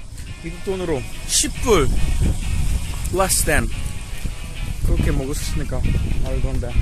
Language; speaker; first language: Korean; non-native, learner; English